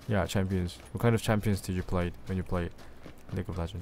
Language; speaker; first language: English; non-native, fluent; Korean